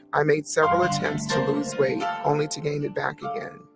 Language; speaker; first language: English; native; English